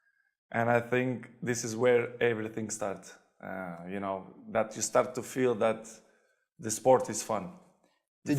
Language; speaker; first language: English; non-native, fluent; Portuguese